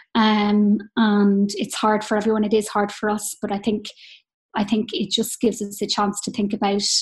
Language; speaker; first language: English; native; English